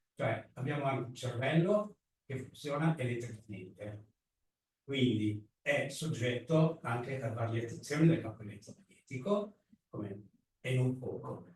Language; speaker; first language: Italian; native; Italian